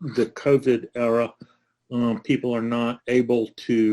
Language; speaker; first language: English; native; English